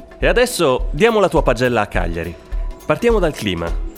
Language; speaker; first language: Italian; native; Italian